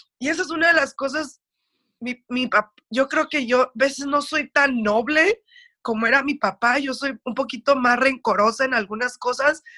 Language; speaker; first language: Spanish; early bilingual, heritage; Spanish